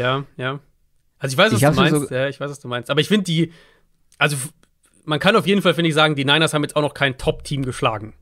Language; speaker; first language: German; native; German